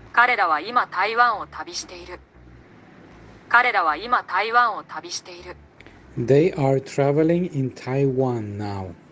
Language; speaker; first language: Japanese; non-native, learner; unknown